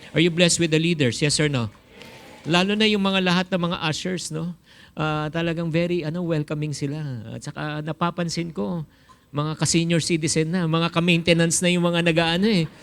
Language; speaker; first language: Filipino; native; Filipino